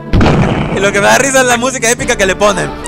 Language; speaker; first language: Spanish; native; Spanish